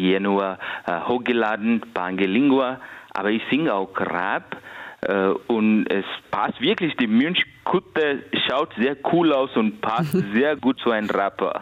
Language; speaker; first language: German; non-native, fluent; Kannada